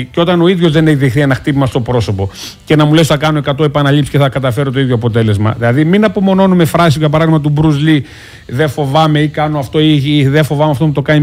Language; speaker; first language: Greek; native; Greek